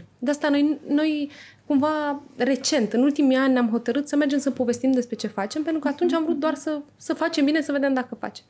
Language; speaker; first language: Romanian; native; Romanian